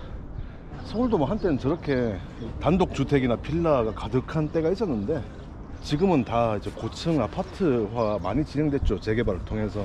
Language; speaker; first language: Korean; native; Korean